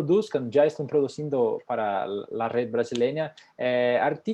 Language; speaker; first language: Spanish; non-native, fluent; Portuguese